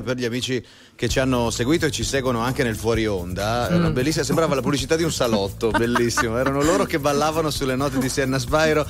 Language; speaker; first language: Italian; native; Italian